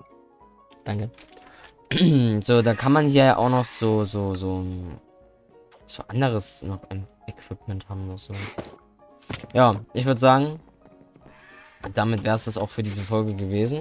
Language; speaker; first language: German; native; German